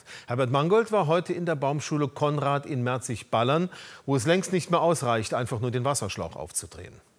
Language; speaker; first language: German; native; German